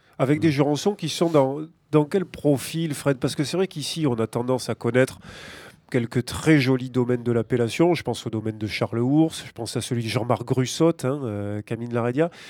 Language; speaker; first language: French; native; French